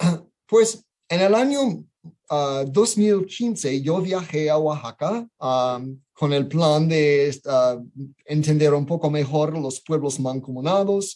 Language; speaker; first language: Spanish; non-native, fluent; English